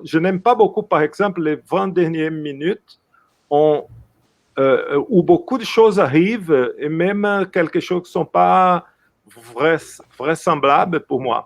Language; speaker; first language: French; non-native, fluent; Portuguese